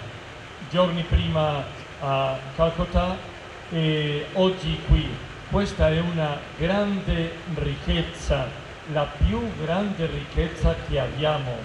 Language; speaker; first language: Italian; non-native, fluent; Spanish